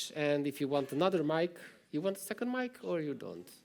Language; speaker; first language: English; non-native, fluent; Romanian